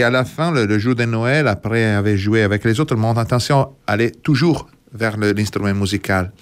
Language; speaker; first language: French; non-native, fluent; Italian